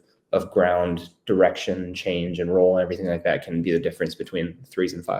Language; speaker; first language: English; native; English